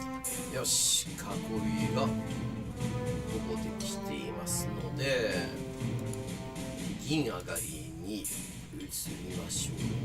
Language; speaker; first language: Japanese; non-native, fluent; English